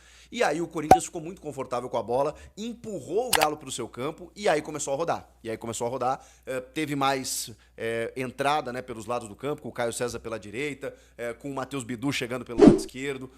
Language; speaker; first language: Portuguese; native; Portuguese